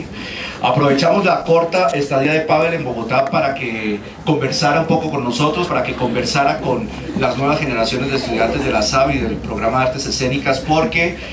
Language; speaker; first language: Spanish; native; Spanish